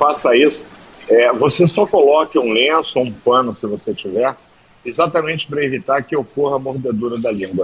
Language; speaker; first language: Portuguese; native; Portuguese